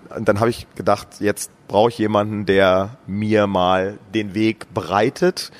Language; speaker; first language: German; native; German